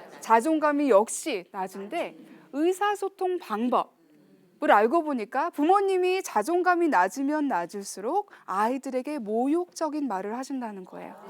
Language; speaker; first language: Korean; early bilingual, heritage; Korean